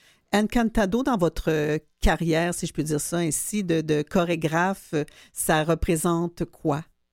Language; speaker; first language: French; native; French